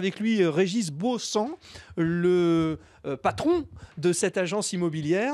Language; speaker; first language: French; native; French